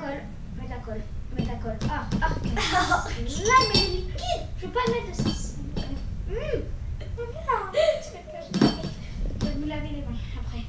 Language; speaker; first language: French; native; French